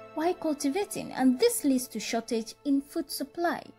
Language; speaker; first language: English; non-native, local second language; Igbo